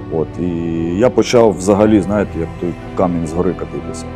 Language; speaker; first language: Ukrainian; early bilingual, other home language; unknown